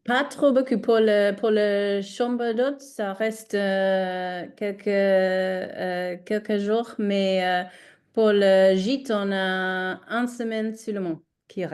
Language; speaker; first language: French; non-native, learner; English